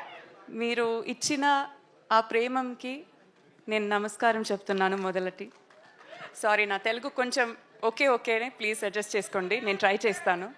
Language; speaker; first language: Telugu; non-native, local second language; Tamil